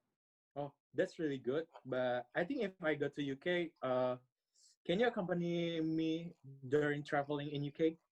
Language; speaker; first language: English; non-native, learner; Indonesian